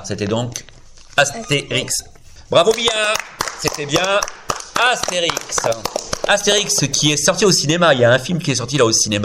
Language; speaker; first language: French; native; French